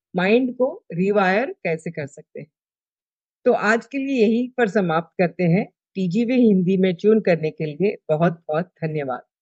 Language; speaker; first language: Hindi; non-native, local second language; Telugu